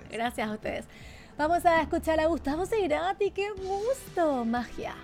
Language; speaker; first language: Spanish; native; Spanish